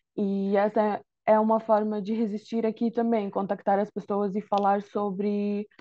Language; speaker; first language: Portuguese; non-native, fluent; Arabic